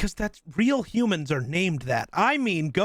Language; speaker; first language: English; native; English